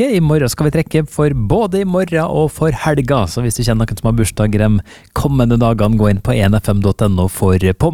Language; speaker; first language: Norwegian; native; Norwegian